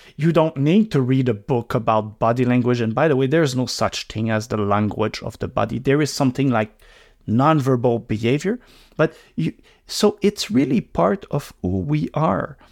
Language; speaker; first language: English; non-native, local second language; French